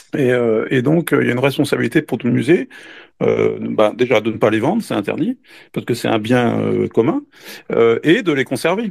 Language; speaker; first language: French; native; French